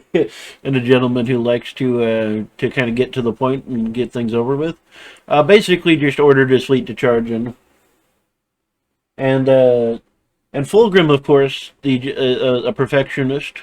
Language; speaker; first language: English; native; English